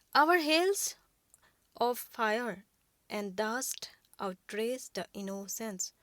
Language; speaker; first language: English; non-native, local second language; Assamese